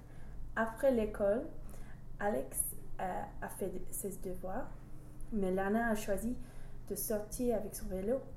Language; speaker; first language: French; non-native, learner; English